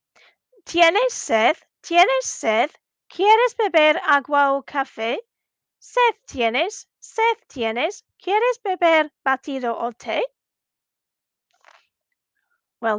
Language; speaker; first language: Spanish; non-native, fluent; English